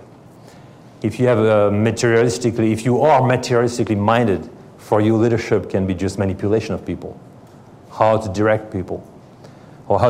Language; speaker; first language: English; non-native, fluent; French